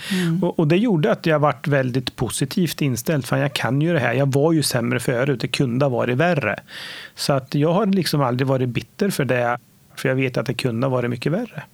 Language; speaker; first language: Swedish; native; Swedish